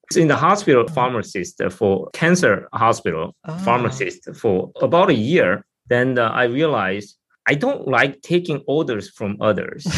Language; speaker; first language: English; non-native, fluent; Korean